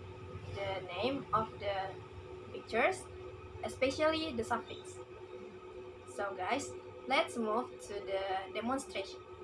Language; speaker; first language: English; non-native, learner; Indonesian